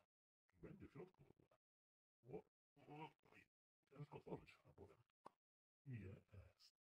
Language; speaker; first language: Polish; native; Polish